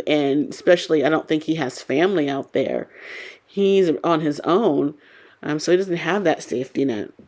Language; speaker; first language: English; native; English